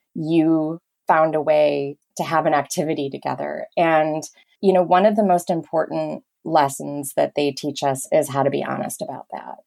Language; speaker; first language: English; native; English